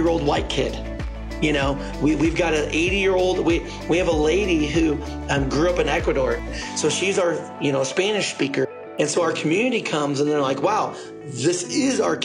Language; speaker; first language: English; native; English